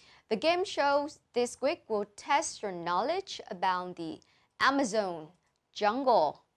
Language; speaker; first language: English; non-native, fluent; Vietnamese